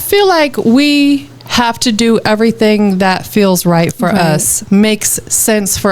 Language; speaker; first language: English; native; English